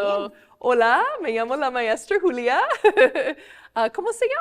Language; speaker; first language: Spanish; non-native, fluent; English